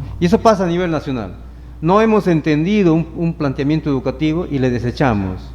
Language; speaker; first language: Spanish; native; Spanish